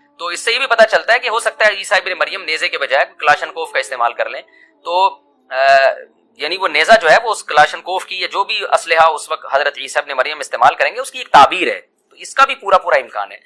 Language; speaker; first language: Urdu; native; Urdu